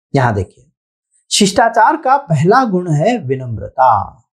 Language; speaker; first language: Hindi; non-native, local second language; Telugu